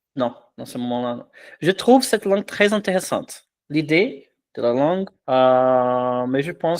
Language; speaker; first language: French; non-native, fluent; Portuguese